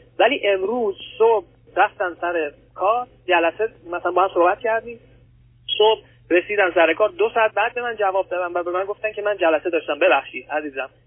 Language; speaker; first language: Persian; early bilingual, other home language; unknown